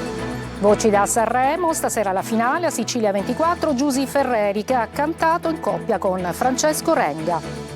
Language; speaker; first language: Italian; native; Italian